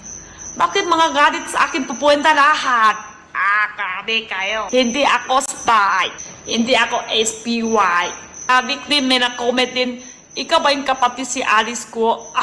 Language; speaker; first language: Filipino; non-native, learner; Chinese